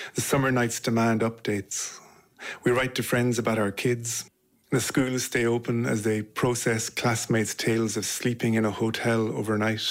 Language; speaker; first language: English; native; English